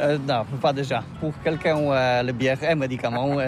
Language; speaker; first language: French; non-native, learner; Polish